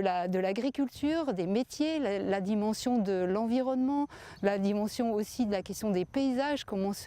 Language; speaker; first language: French; native; French